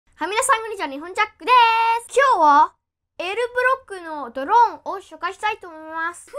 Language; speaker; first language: Japanese; non-native, fluent; English